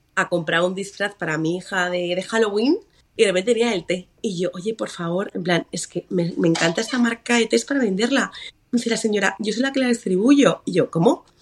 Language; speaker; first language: Spanish; native; Spanish